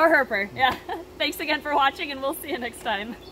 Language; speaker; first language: English; native; English